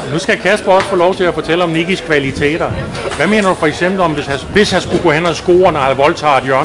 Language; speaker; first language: Danish; native; Danish